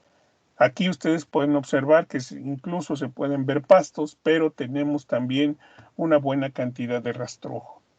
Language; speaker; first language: Spanish; native; Spanish